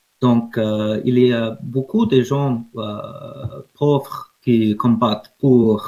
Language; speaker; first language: French; non-native, learner; English